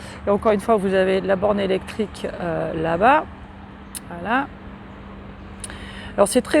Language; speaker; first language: French; native; French